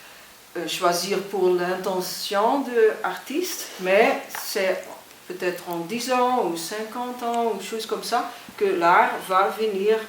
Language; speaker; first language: French; non-native, fluent; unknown